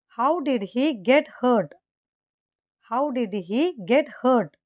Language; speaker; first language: English; non-native, local second language; Tamil